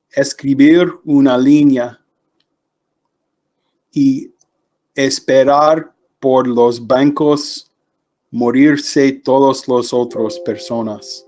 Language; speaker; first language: Spanish; non-native, learner; English